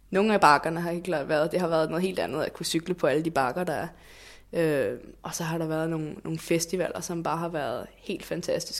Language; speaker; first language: Danish; native; Danish